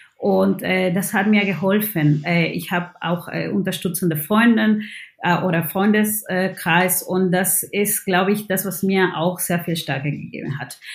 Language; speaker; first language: German; non-native, fluent; Spanish